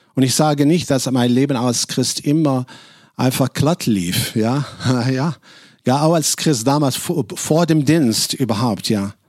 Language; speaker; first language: German; non-native, fluent; Arabic